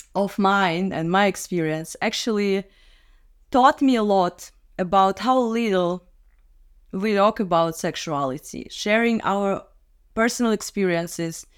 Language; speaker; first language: English; non-native, fluent; Russian